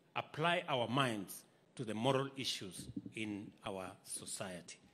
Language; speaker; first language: English; non-native, local second language; Swahili